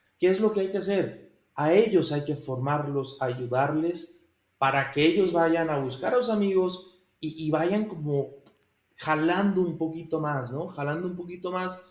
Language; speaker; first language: Spanish; native; Spanish